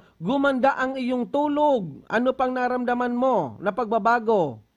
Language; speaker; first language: Filipino; non-native, local second language; Bikol